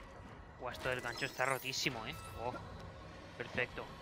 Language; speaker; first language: Spanish; native; Spanish